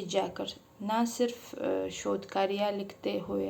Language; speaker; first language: Hindi; non-native, fluent; Uzbek